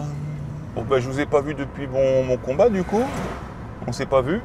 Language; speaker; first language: French; native; French